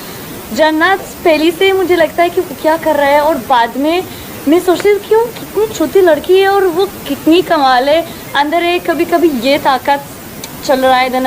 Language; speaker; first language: Hindi; non-native, learner; Arabic